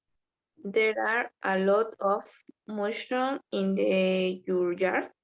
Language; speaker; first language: English; non-native, learner; Spanish